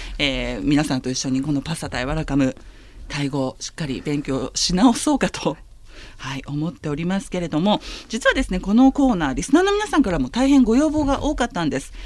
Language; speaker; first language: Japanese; native; Japanese